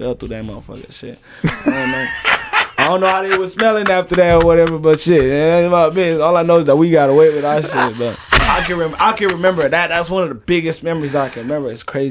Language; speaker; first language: English; early bilingual, other home language; Rundi